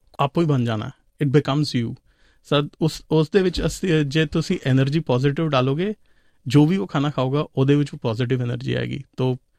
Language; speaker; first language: Punjabi; non-native, local second language; Hindi